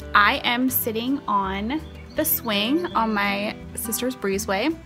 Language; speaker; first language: English; native; English